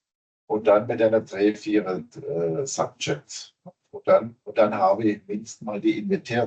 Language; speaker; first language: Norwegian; non-native, fluent; German